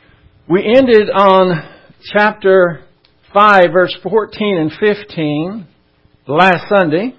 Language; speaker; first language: English; native; English